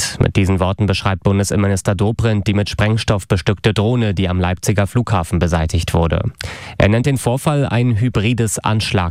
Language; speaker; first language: German; native; German